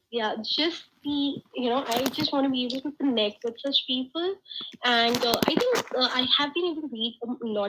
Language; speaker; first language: English; non-native, local second language; Hindi